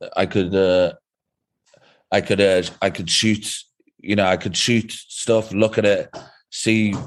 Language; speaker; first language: English; native; English